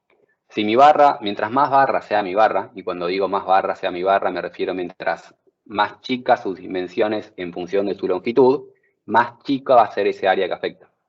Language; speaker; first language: Spanish; native; Spanish